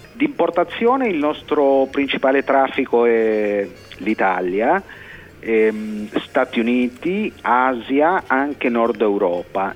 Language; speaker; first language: Italian; non-native, fluent; Spanish